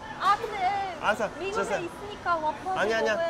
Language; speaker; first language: Korean; non-native, learner; English